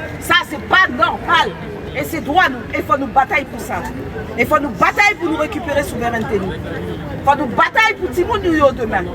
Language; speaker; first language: French; non-native, local second language; Haitian Creole